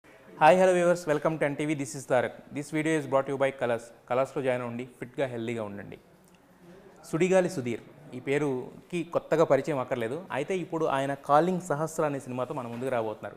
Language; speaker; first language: Telugu; native; Telugu